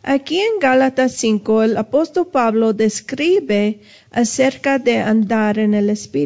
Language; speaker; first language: Spanish; early bilingual, heritage; Spanish